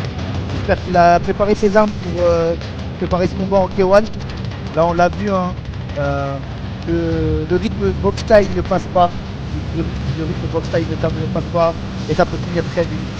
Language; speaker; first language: French; native; French